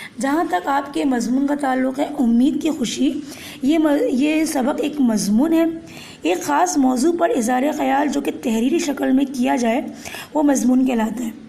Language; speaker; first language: Urdu; native; Urdu